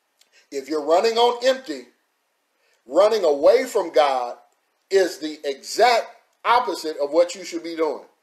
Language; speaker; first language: English; native; English